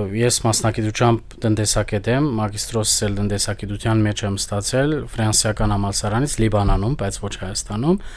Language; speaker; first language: Armenian; early bilingual, heritage; Armenian